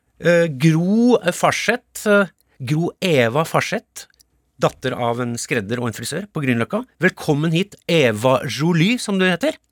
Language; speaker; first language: Norwegian; native; Norwegian